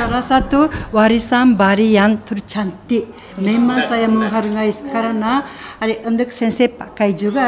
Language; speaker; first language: Indonesian; non-native, fluent; Japanese